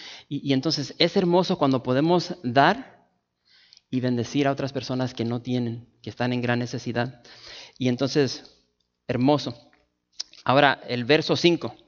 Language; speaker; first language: Spanish; native; Spanish